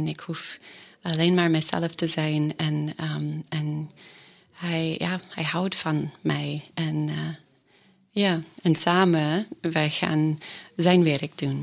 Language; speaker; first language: Dutch; non-native, fluent; English